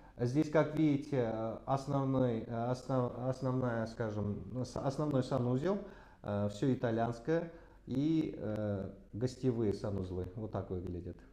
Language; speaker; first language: Russian; non-native, local second language; Kazakh